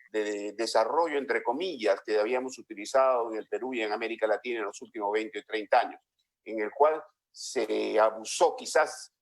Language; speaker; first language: Spanish; native; Spanish